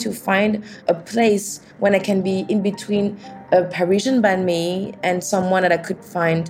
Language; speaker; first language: English; non-native, fluent; French